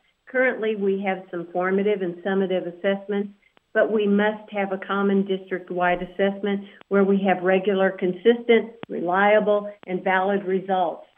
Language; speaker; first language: English; native; English